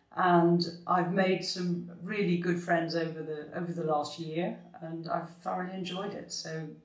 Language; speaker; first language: English; native; English